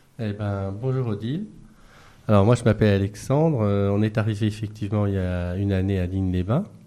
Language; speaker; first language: French; native; French